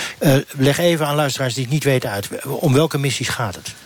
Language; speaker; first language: Dutch; native; Dutch